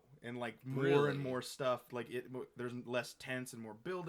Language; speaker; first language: English; native; English